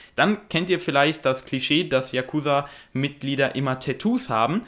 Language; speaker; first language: German; native; German